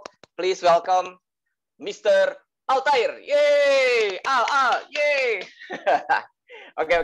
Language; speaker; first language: English; non-native, learner; Indonesian